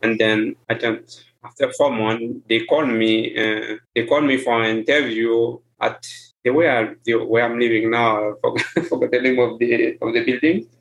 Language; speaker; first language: English; non-native, learner; Haitian Creole